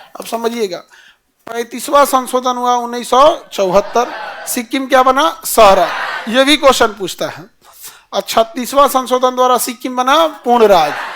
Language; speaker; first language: Hindi; native; Hindi